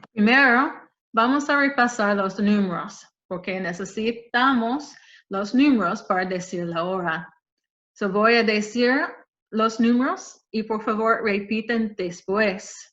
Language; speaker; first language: Spanish; non-native, fluent; English